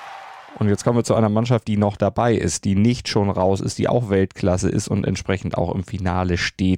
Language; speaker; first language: German; native; German